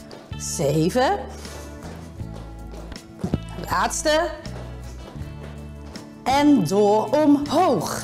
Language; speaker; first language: Dutch; native; Dutch